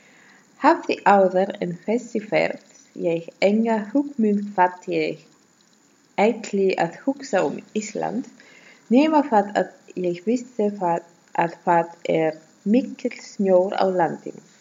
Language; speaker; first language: Icelandic; non-native, learner; German